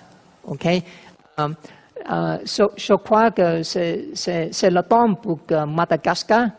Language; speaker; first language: French; non-native, learner; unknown